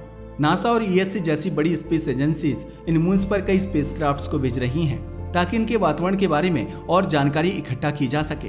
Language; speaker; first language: Hindi; native; Hindi